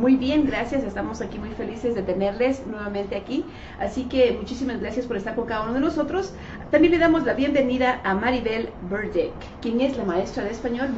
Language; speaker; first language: Spanish; native; Spanish